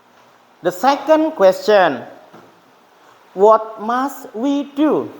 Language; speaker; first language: English; non-native, fluent; Indonesian